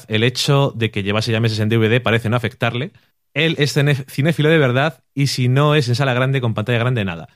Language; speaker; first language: Spanish; native; Spanish